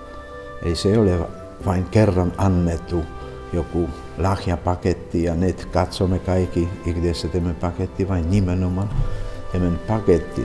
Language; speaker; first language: Finnish; non-native, fluent; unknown